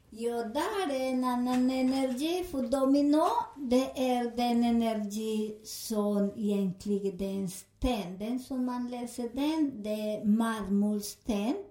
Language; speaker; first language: Swedish; non-native, learner; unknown